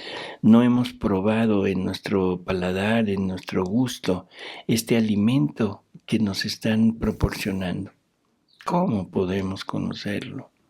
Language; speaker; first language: Spanish; native; Spanish